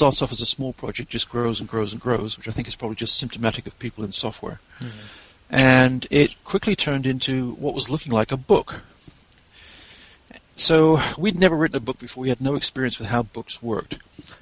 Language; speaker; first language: English; native; English